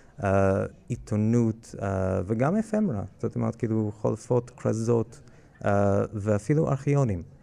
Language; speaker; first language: Hebrew; non-native, fluent; English